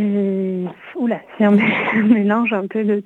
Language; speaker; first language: French; non-native, fluent; Hebrew